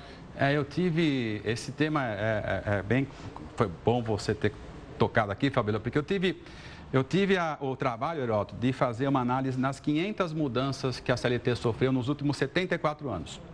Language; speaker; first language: Portuguese; native; Portuguese